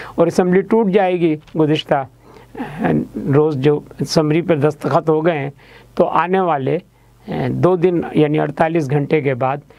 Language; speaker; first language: Urdu; native; Urdu